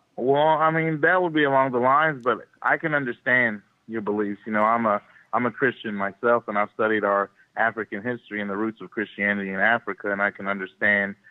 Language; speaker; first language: English; native; English